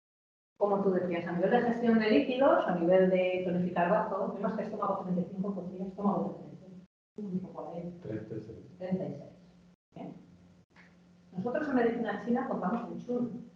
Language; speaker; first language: Spanish; native; Spanish